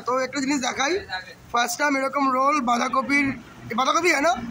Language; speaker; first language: Hindi; non-native, local second language; Bangla